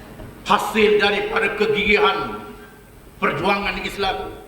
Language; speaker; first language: Malay; native; Malay